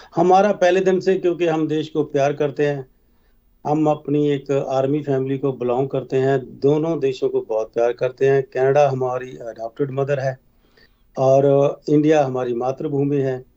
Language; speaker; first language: Hindi; native; Hindi